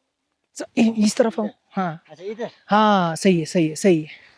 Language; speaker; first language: Hindi; non-native, local second language; Kannada